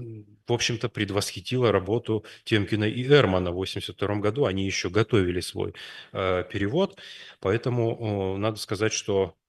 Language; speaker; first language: Russian; native; Russian